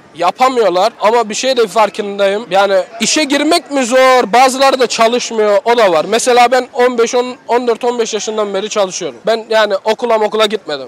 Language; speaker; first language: Turkish; early bilingual, heritage; Turkish